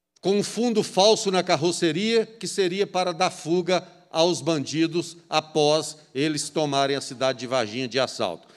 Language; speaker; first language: Portuguese; native; Portuguese